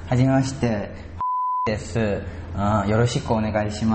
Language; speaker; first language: Japanese; non-native, learner; Korean